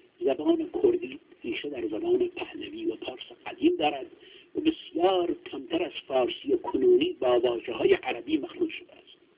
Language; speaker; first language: Persian; non-native, local second language; Kurdish